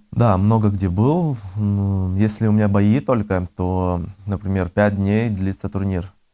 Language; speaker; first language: Russian; early bilingual, other home language; Azerbaijani